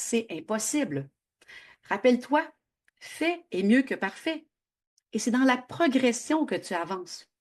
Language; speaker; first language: French; native; French